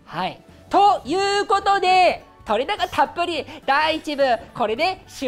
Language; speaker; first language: Japanese; native; Japanese